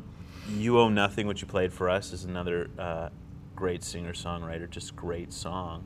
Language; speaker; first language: English; native; English